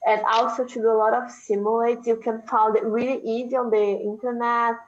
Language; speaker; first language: English; non-native, fluent; Portuguese